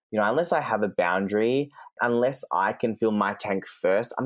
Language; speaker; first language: English; non-native, local second language; Serbian